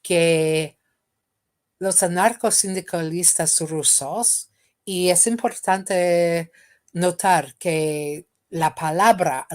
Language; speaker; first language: Spanish; non-native, fluent; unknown